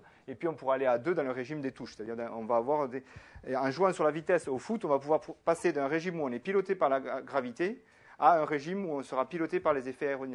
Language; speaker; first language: French; native; French